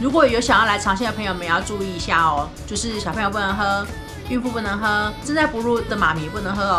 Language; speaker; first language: Chinese; native; Chinese